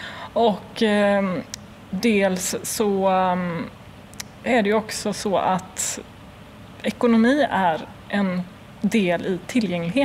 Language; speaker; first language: Swedish; native; Swedish